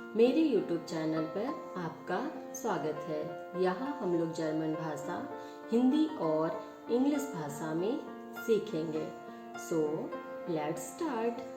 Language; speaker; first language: Hindi; native; Hindi